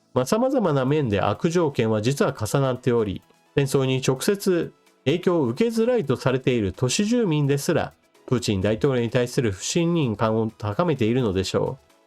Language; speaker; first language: Japanese; native; Japanese